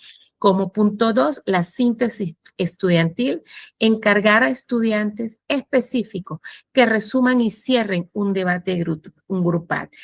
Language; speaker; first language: Spanish; native; Spanish